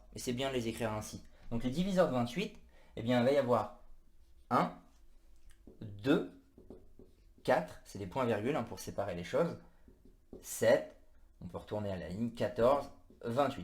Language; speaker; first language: French; native; French